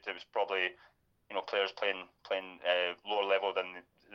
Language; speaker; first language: English; native; English